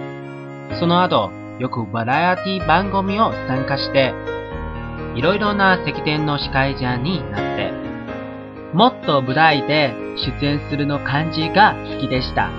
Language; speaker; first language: Japanese; non-native, learner; Chinese